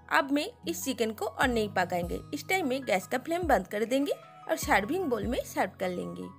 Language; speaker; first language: Hindi; non-native, local second language; Bangla